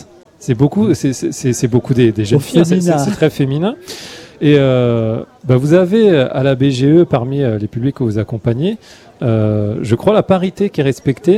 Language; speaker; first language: French; native; French